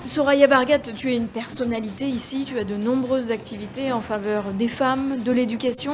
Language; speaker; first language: French; native; French